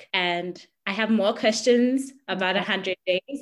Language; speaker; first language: English; non-native, local second language; Ganda